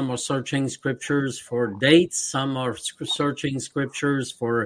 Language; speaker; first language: English; native; English